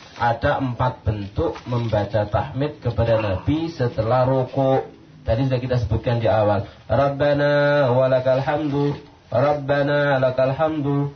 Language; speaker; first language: Indonesian; non-native, local second language; Javanese